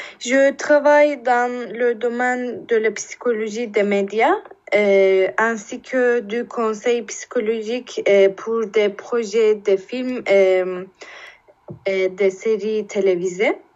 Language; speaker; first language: French; non-native, learner; Turkish